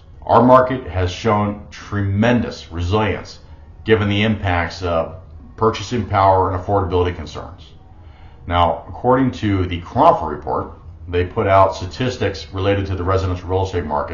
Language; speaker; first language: English; native; English